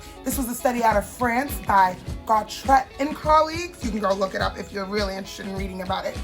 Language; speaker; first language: English; native; English